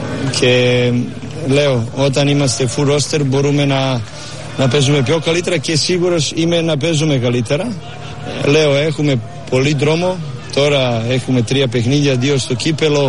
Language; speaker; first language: Greek; non-native, learner; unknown